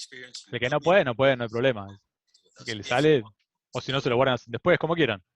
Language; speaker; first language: Spanish; native; Spanish